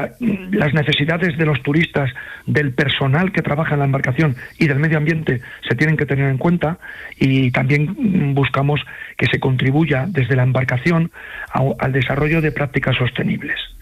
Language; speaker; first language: Spanish; native; Spanish